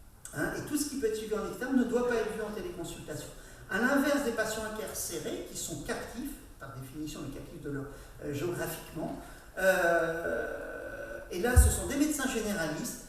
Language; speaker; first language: French; native; French